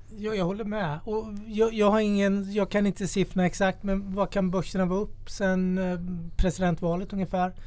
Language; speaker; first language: Swedish; native; Swedish